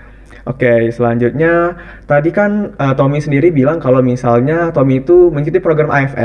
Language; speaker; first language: Indonesian; native; Indonesian